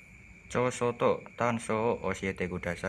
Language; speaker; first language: Japanese; non-native, learner; Indonesian